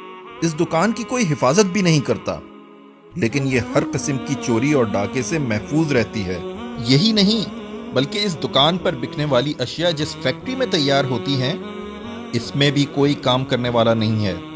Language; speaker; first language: Urdu; native; Urdu